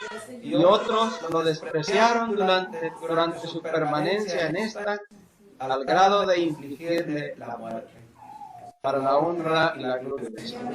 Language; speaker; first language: Spanish; native; Spanish